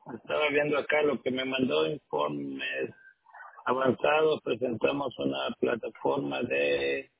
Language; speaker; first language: Spanish; native; Spanish